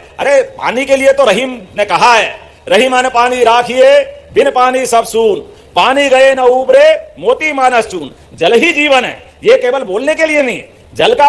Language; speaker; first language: Hindi; native; Hindi